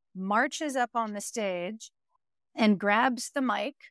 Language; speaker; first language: English; native; English